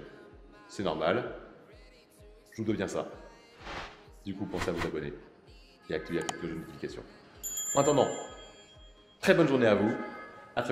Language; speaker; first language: French; native; French